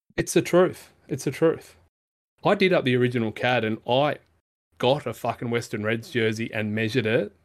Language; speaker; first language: English; native; English